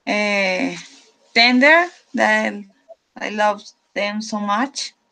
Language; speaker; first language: English; non-native, learner; Spanish